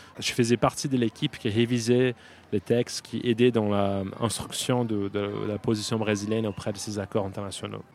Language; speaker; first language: French; non-native, fluent; Portuguese